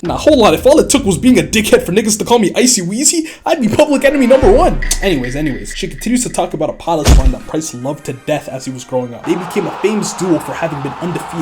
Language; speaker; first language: English; native; English